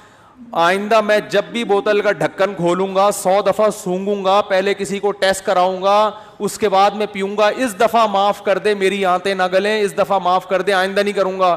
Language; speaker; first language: Urdu; native; Urdu